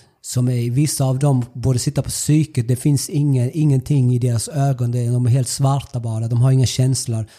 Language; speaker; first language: Swedish; early bilingual, other home language; Spanish